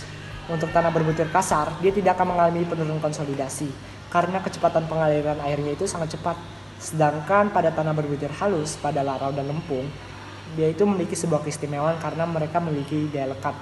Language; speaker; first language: Indonesian; native; Indonesian